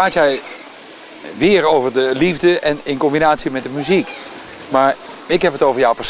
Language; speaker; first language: Dutch; native; Dutch